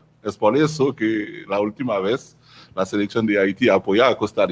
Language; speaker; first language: Spanish; non-native, learner; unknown